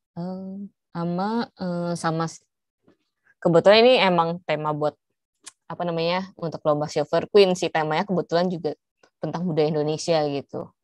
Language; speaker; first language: Indonesian; native; Indonesian